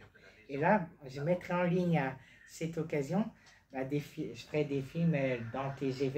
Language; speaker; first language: French; native; French